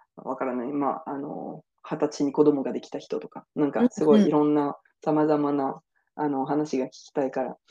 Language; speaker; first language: Japanese; non-native, fluent; French